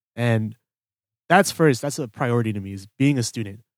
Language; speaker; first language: English; early bilingual, other home language; Filipino